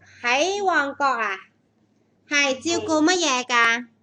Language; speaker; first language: Chinese; native; Chinese